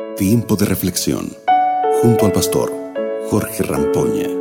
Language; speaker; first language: Spanish; native; Spanish